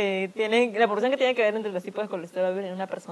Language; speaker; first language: Spanish; native; Spanish